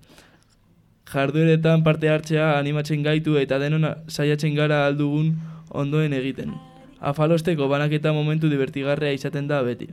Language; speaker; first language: Basque; non-native, local second language; Spanish